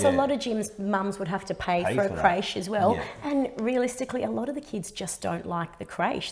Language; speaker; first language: English; native; English